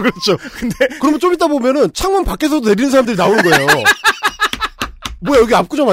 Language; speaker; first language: Korean; native; Korean